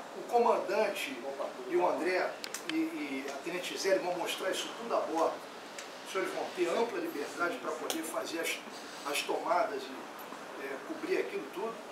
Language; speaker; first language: Portuguese; native; Portuguese